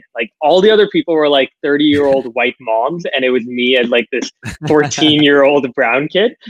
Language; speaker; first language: English; early bilingual, other home language; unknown